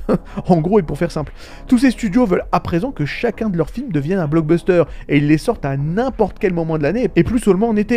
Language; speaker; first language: French; native; French